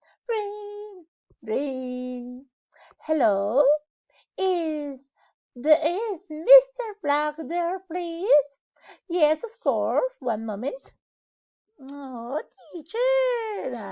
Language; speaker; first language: English; non-native, learner; Spanish